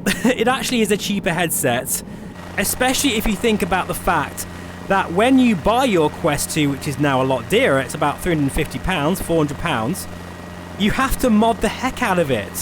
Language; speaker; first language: English; native; English